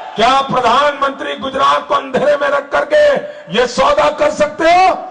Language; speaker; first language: Hindi; non-native, local second language; Gujarati